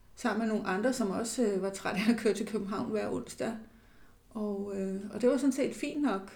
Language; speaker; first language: Danish; native; Danish